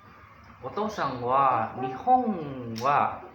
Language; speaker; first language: Japanese; non-native, learner; Indonesian